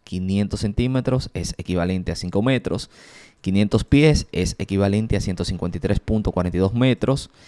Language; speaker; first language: Spanish; native; Spanish